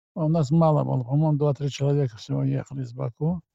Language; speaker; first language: Russian; non-native, local second language; Azerbaijani